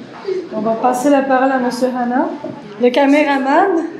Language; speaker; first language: French; native; French